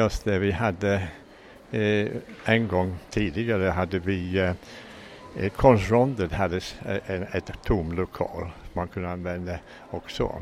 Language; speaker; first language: Swedish; non-native, fluent; English